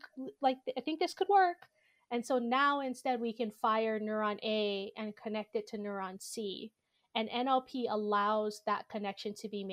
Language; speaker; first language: English; native; English